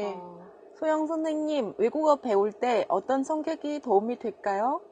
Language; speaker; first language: Korean; non-native, fluent; Vietnamese